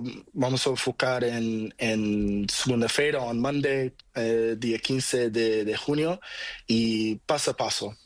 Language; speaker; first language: Spanish; non-native, learner; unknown